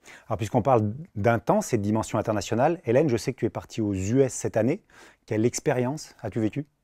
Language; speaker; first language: French; native; French